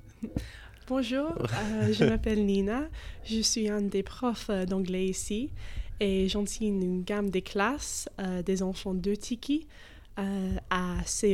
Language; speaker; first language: French; non-native, fluent; English